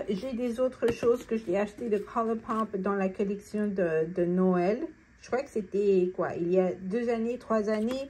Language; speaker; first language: French; non-native, fluent; Spanish